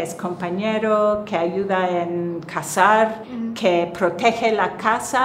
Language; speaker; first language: Spanish; non-native, fluent; English